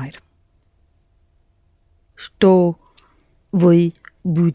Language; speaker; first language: Russian; non-native, learner; English